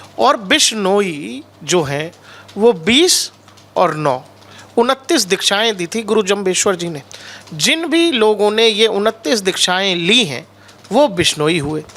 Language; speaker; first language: Hindi; native; Hindi